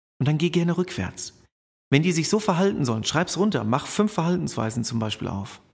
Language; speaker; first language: German; native; German